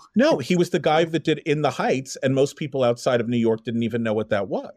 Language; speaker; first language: English; native; English